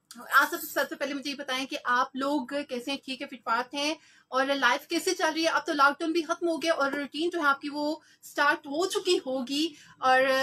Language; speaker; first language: Urdu; non-native, local second language; Punjabi